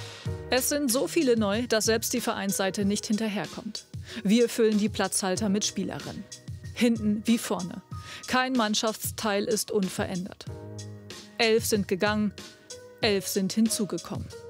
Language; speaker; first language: German; native; German